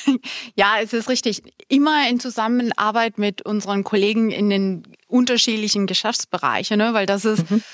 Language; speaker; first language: German; non-native, fluent; Spanish